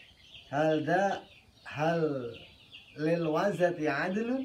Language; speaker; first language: Arabic; non-native, learner; Indonesian